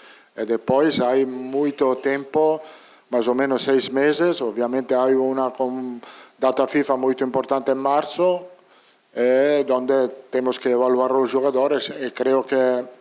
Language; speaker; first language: Spanish; non-native, fluent; Italian